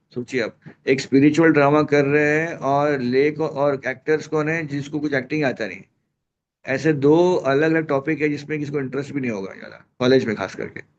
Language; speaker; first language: Hindi; non-native, local second language; Marathi